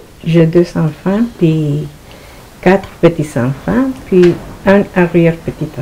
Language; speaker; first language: French; non-native, fluent; Spanish